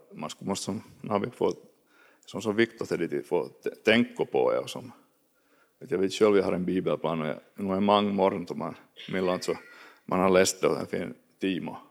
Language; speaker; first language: Swedish; native; Swedish